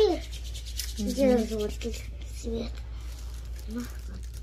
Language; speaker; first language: Russian; early bilingual, heritage; Russian